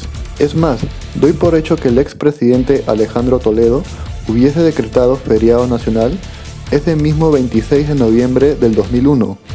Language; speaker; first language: Spanish; native; Spanish